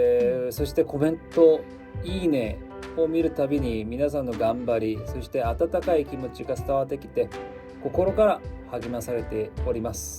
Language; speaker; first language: Japanese; non-native, fluent; Korean